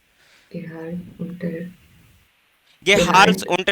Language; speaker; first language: German; non-native, learner; Hindi